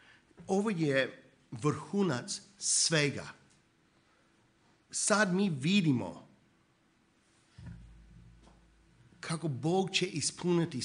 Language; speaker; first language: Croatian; non-native, fluent; English